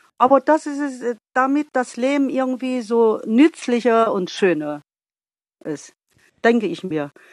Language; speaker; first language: German; non-native, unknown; Vietnamese